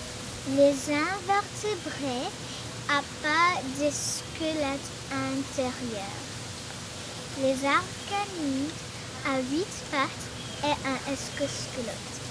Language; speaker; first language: French; non-native, learner; English